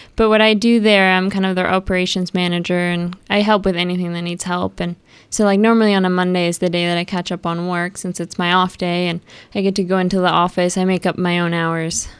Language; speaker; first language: English; early bilingual, other home language; Spanish